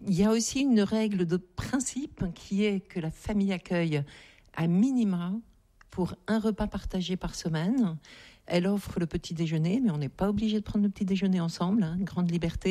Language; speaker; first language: French; native; French